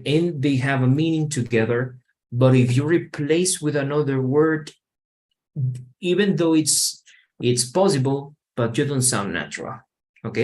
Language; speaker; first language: English; non-native, fluent; Spanish